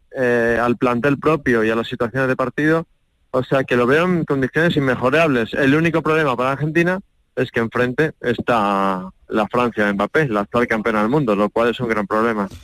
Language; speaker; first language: Spanish; non-native, fluent; French